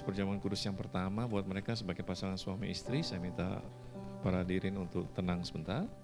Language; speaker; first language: Indonesian; native; Indonesian